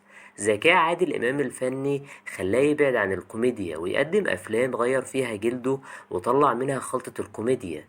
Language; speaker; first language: Arabic; native; Arabic